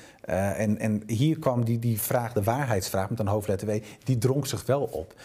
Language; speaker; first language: Dutch; native; Dutch